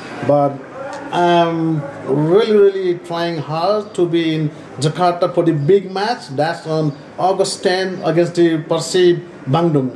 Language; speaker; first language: English; non-native, learner; Nepali